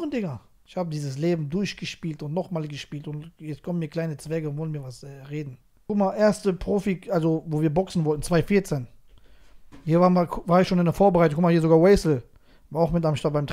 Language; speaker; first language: German; native; German